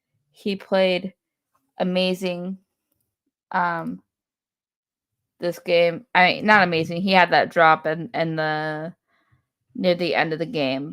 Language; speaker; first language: English; native; English